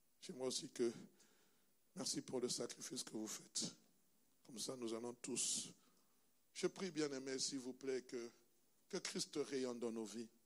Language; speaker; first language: French; non-native, local second language; Lingala